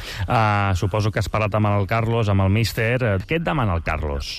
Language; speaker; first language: Catalan; native; Catalan